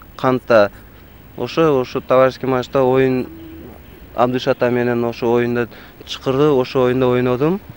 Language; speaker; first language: Kyrgyz; non-native, local second language; Tajik